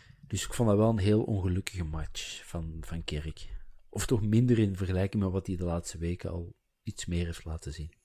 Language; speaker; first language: Dutch; native; Dutch